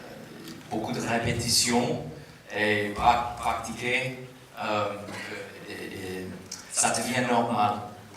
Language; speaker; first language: French; non-native, fluent; English